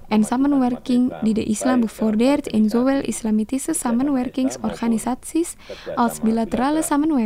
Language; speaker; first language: Dutch; non-native, fluent; Indonesian